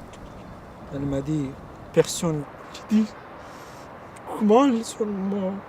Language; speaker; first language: French; non-native, learner; Pashto